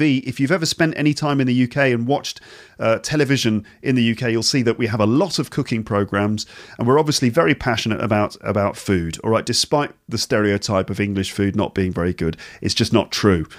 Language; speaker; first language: English; native; English